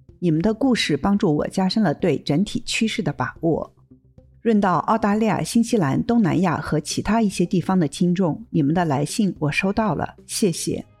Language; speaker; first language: Chinese; native; Chinese